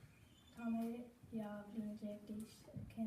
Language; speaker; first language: Irish; non-native, learner; English